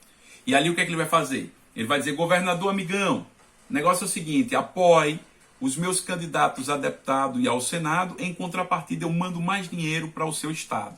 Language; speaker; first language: Portuguese; native; Portuguese